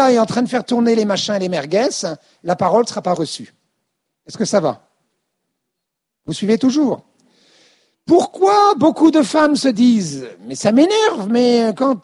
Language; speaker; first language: French; native; French